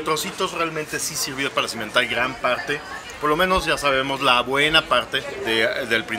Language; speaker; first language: Spanish; native; Spanish